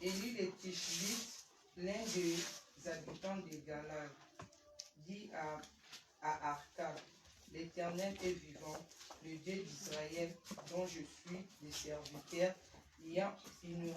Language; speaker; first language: French; non-native, local second language; Lingala